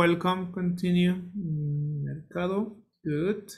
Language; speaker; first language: English; non-native, learner; Spanish